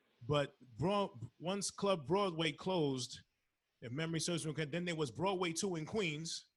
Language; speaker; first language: English; early bilingual, other home language; Spanish